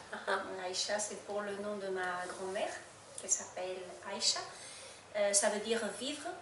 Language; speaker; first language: French; non-native, fluent; Spanish